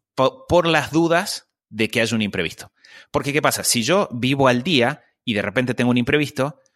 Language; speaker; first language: Spanish; native; Spanish